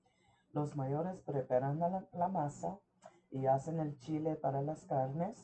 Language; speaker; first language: Spanish; early bilingual, heritage; English